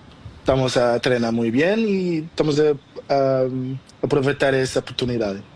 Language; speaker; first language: Spanish; non-native, learner; Portuguese